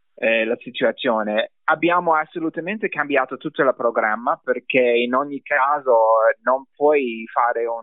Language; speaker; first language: Italian; non-native, fluent; English